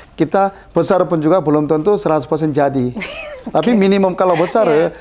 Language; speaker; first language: Indonesian; non-native, fluent; Korean